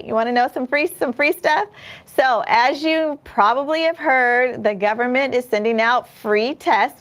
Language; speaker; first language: English; native; English